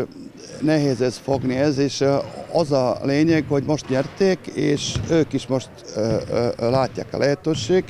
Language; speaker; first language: Hungarian; non-native, learner; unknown